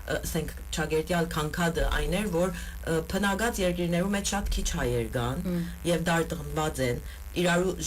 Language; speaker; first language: Armenian; early bilingual, heritage; Armenian